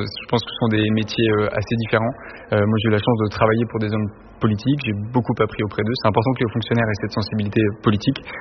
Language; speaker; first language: French; native; French